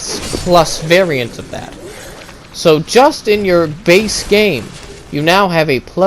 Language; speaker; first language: English; native; English